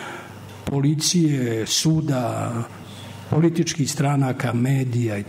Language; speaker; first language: Serbian; native; Serbian